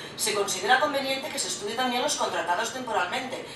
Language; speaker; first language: Spanish; non-native, local second language; Catalan